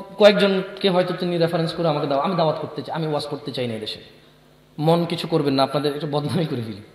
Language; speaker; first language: Bangla; early bilingual, heritage; Bangla